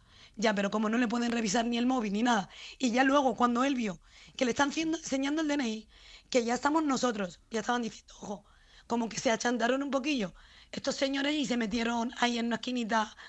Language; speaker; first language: Spanish; native; Spanish